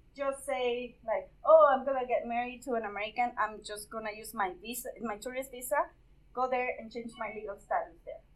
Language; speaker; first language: English; non-native, fluent; Spanish